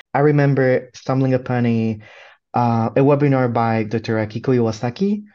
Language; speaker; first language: English; non-native, fluent; Spanish